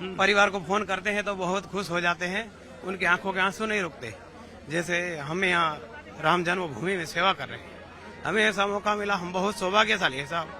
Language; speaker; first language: Hindi; non-native, local second language; Gujarati